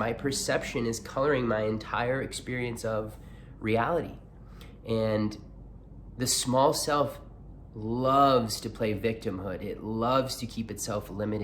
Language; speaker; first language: English; native; English